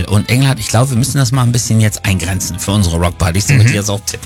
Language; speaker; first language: German; native; German